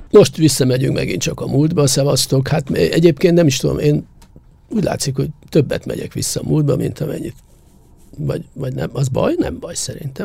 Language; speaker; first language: Hungarian; native; Hungarian